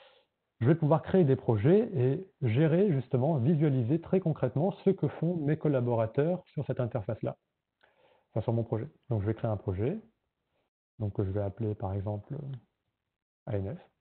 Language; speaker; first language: French; native; French